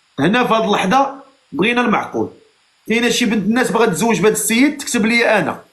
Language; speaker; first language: Arabic; native; Arabic